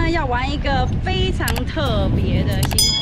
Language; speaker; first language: Chinese; native; Chinese